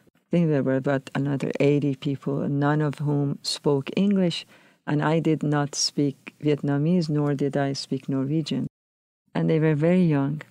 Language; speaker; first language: English; non-native, fluent; Persian